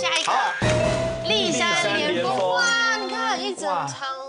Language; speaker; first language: Chinese; native; Chinese